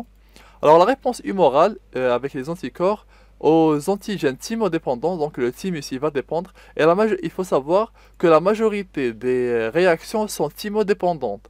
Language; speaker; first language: French; non-native, local second language; Arabic